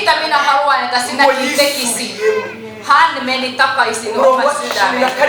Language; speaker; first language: Finnish; non-native, learner; Kinyarwanda